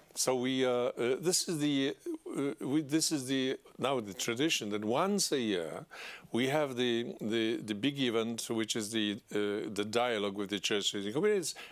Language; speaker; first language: English; non-native, fluent; Polish